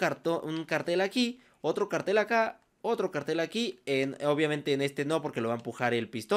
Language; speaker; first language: Spanish; native; Spanish